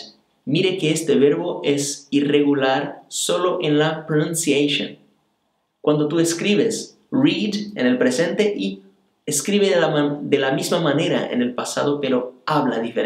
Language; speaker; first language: Spanish; non-native, fluent; Portuguese